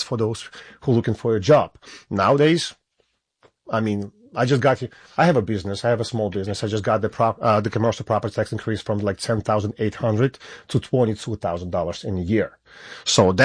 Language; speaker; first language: English; non-native, fluent; Russian